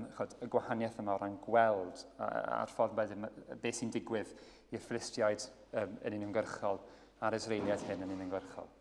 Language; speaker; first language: Welsh; native; Welsh